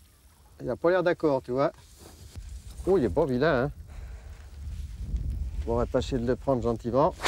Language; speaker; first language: French; native; French